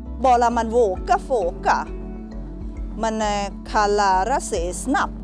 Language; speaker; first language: Swedish; non-native, learner; Thai